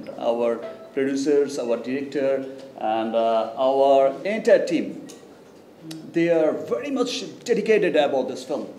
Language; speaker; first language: English; non-native, learner; Bangla